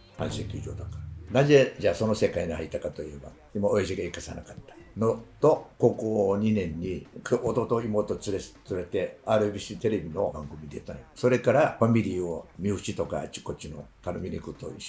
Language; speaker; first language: Japanese; native; Japanese